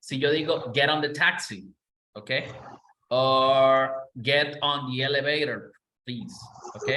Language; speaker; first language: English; non-native, fluent; Spanish